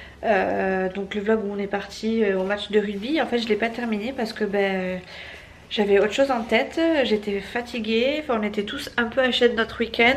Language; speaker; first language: French; native; French